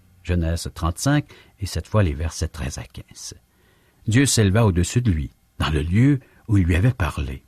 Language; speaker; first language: French; native; French